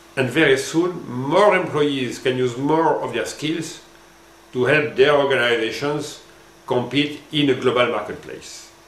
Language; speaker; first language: English; non-native, fluent; French